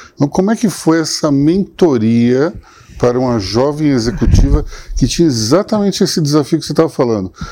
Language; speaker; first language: Portuguese; native; Portuguese